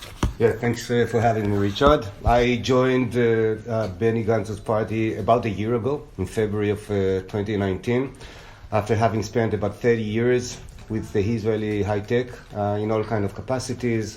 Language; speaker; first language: English; non-native, fluent; Hebrew